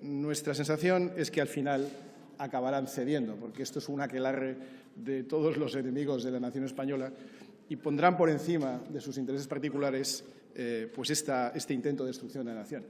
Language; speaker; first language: Spanish; native; Spanish